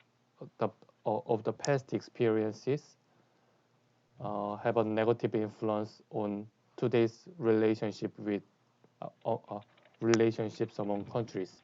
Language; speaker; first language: English; non-native, learner; Korean